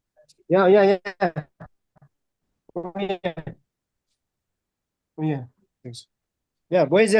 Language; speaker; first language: English; non-native, learner; Nepali